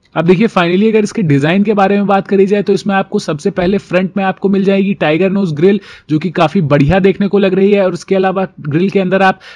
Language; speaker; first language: Hindi; native; Hindi